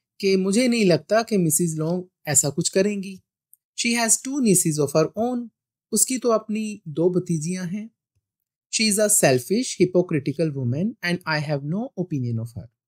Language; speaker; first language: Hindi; non-native, local second language; Punjabi